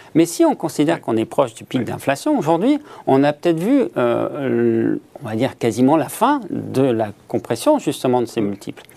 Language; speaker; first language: French; native; French